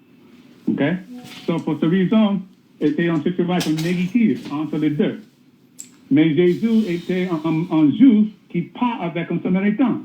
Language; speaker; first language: French; non-native, learner; English